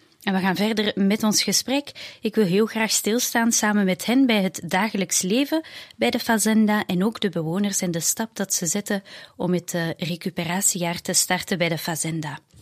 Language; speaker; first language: Dutch; native; Dutch